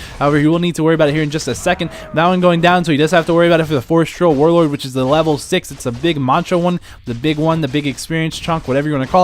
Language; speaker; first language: English; native; English